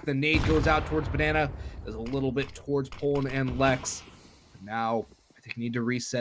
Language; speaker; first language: English; native; English